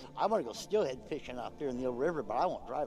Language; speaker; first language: English; native; English